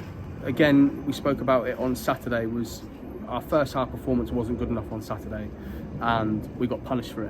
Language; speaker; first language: English; native; English